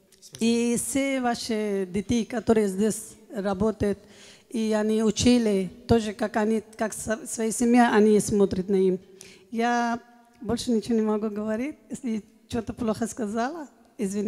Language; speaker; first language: Russian; non-native, learner; Hindi